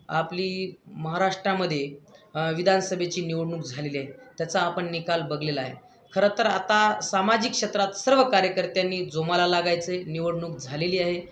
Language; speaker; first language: Marathi; native; Marathi